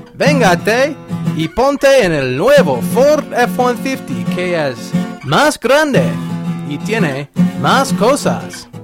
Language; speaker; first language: Spanish; non-native, learner; English